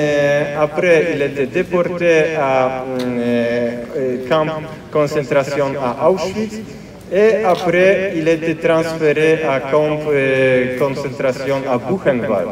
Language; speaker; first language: French; non-native, fluent; Polish